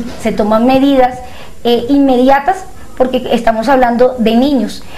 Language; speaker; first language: Spanish; native; Spanish